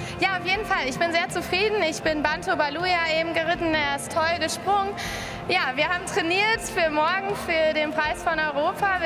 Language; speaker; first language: German; native; German